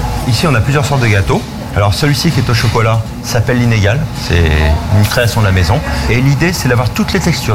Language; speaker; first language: French; native; French